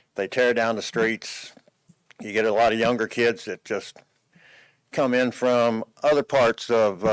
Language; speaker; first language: English; native; English